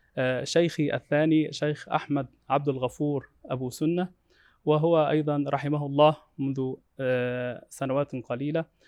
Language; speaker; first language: Arabic; native; Arabic